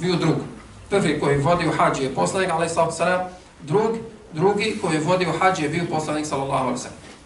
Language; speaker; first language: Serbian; non-native, fluent; Arabic